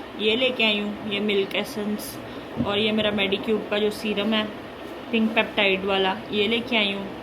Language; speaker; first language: Urdu; native; Urdu